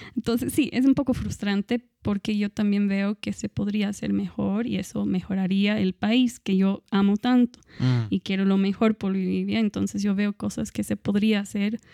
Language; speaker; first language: Spanish; non-native, fluent; English